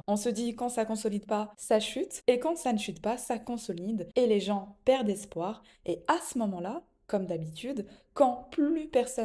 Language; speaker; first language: French; native; French